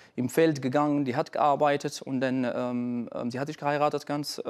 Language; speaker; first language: German; non-native, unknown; Arabic